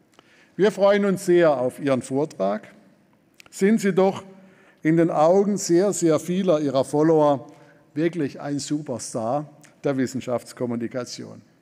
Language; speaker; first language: German; native; German